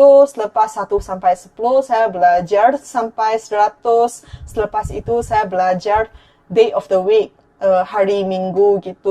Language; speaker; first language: Indonesian; non-native, fluent; Chinese